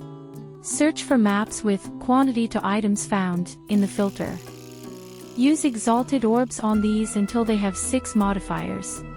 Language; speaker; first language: English; native; English